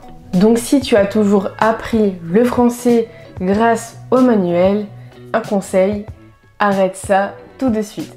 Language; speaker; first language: French; native; French